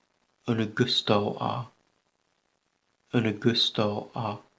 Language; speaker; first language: Welsh; non-native, learner; English